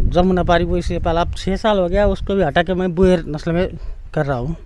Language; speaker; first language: Hindi; non-native, local second language; Nepali